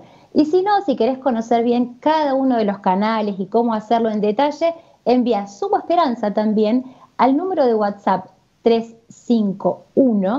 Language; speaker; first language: Spanish; native; Spanish